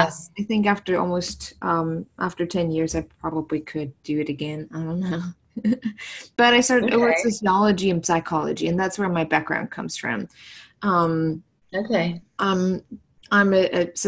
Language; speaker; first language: English; non-native, fluent; German